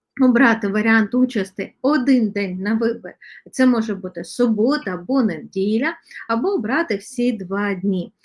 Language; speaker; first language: Ukrainian; non-native, local second language; Russian